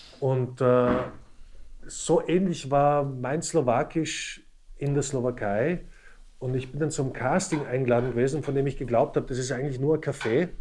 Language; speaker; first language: German; early bilingual, other home language; Slovak